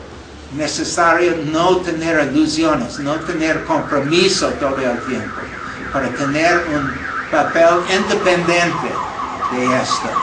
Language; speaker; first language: Spanish; non-native, fluent; English